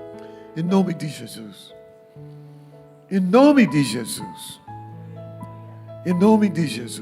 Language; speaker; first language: Portuguese; non-native, learner; English